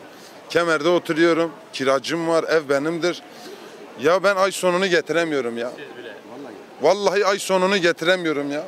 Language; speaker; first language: Turkish; native; Turkish